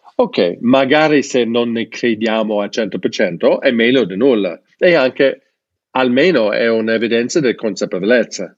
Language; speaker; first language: Italian; non-native, fluent; English